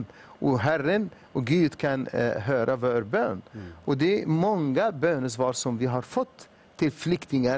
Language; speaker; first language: Swedish; non-native, fluent; Arabic